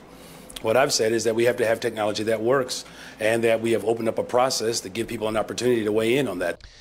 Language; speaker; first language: English; native; English